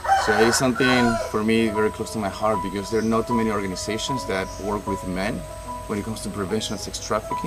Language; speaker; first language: English; non-native, fluent; Spanish